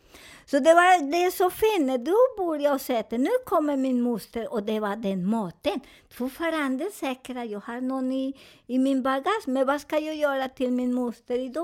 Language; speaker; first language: Swedish; non-native, fluent; Spanish